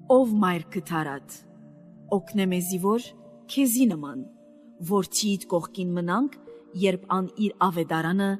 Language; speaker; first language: Armenian; native; Armenian